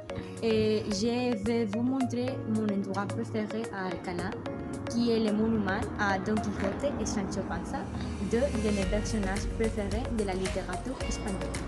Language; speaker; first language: French; non-native, learner; Spanish